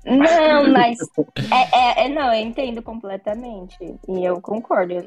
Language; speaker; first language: Portuguese; native; Portuguese